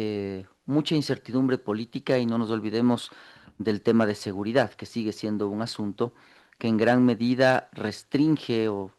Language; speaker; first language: Spanish; native; Spanish